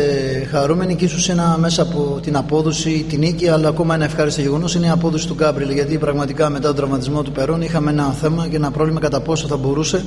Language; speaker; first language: Greek; native; Greek